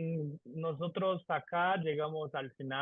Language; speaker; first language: Spanish; non-native, learner; Portuguese